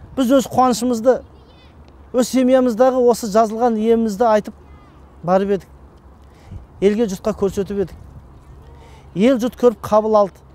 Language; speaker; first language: Kazakh; early bilingual, heritage; Kazakh